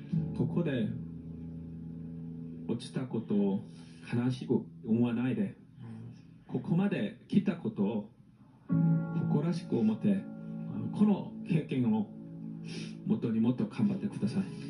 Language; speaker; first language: Japanese; non-native, fluent; Korean